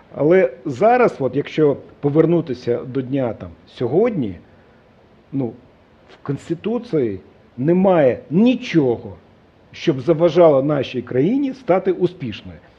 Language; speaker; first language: Ukrainian; non-native, local second language; Russian